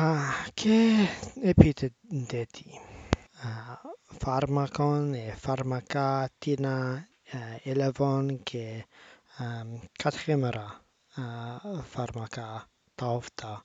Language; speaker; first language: Greek; non-native, learner; English